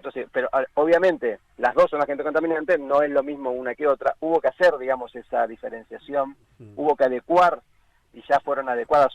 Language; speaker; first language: Spanish; native; Spanish